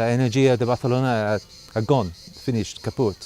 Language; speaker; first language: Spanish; non-native, learner; English